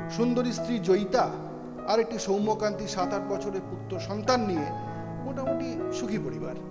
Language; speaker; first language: Bangla; native; Bangla